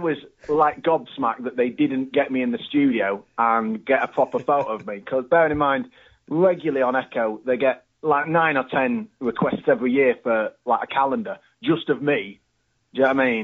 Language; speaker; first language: English; native; English